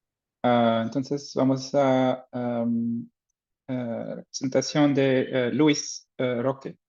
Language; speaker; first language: Spanish; non-native, fluent; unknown